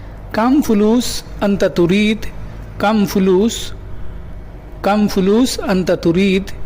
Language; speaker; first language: Arabic; non-native, learner; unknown